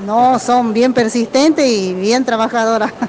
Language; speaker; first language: Spanish; native; Spanish